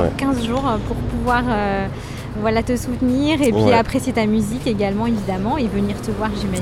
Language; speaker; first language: French; native; French